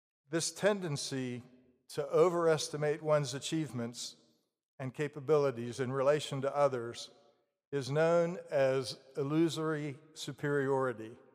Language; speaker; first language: English; native; English